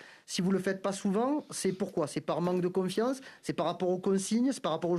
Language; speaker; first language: French; native; French